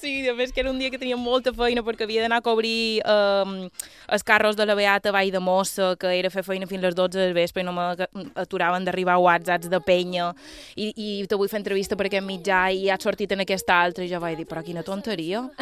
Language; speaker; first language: Catalan; native; Catalan